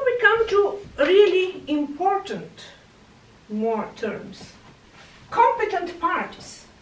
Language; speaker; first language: English; non-native, fluent; Bulgarian